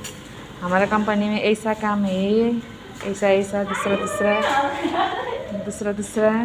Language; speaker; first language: Hindi; non-native, learner; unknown